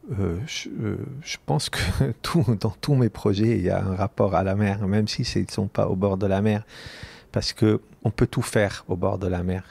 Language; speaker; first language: French; non-native, local second language; Arabic